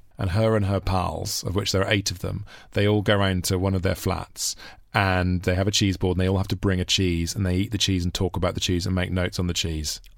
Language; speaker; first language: English; native; English